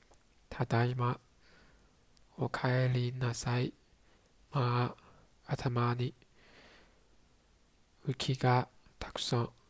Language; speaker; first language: Japanese; non-native, learner; Chinese